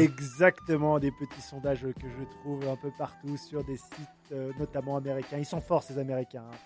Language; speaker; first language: French; native; French